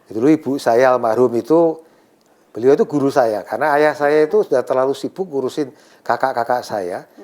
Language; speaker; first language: Indonesian; native; Indonesian